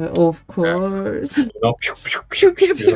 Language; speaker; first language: English; non-native, learner; Turkish